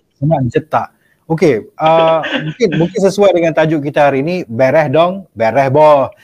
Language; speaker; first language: Malay; native; Malay